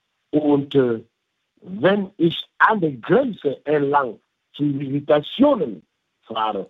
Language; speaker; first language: German; non-native, fluent; French